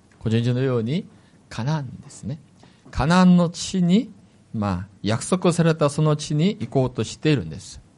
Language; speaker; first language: Japanese; non-native, fluent; Korean